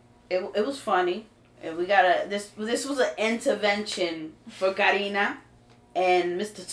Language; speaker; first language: English; early bilingual, other home language; Spanish